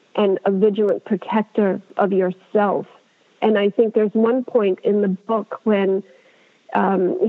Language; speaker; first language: English; non-native, fluent; Amharic